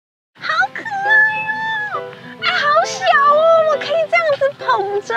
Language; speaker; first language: Chinese; native; Chinese